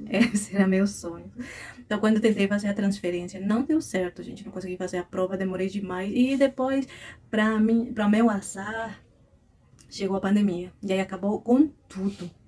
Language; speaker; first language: Portuguese; non-native, fluent; Spanish